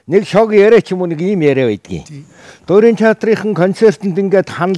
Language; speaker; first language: Mongolian; native; Mongolian